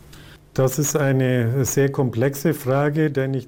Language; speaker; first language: German; non-native, fluent; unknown